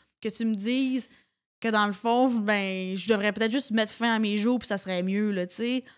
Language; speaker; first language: French; native; French